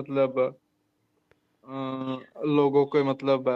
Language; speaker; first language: Hindi; non-native, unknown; Bangla